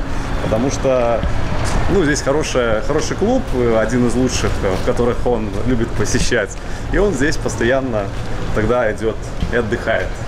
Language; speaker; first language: Russian; native; Russian